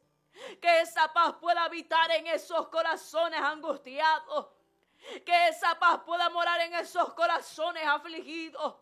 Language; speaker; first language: Spanish; native; Spanish